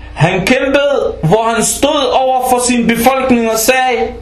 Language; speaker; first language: Danish; non-native, fluent; Arabic